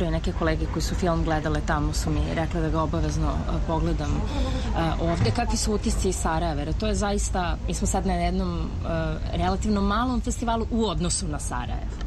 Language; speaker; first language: Serbian; native; Serbian